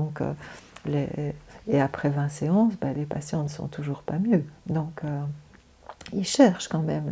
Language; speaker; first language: French; native; French